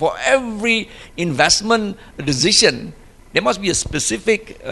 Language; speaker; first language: English; non-native, local second language; Malay